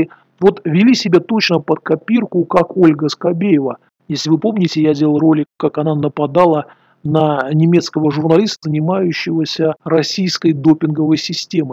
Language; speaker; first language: Russian; native; Russian